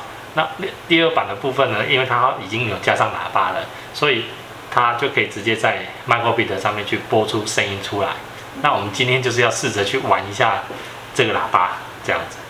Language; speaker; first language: Chinese; native; Chinese